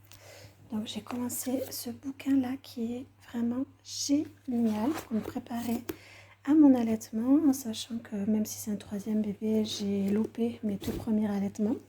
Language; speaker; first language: French; native; French